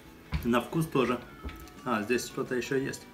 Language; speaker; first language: Russian; non-native, fluent; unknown